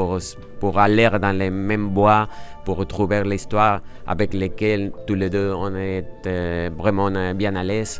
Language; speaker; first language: French; non-native, fluent; Spanish